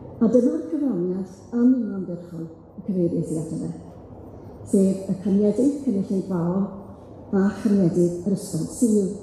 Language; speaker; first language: Welsh; native; Welsh